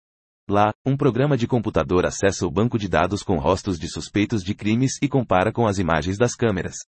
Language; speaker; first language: Portuguese; native; Portuguese